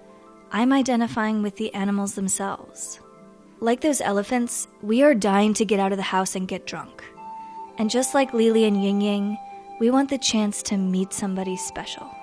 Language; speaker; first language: English; native; English